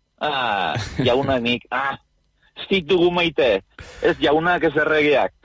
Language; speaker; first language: Basque; native; Basque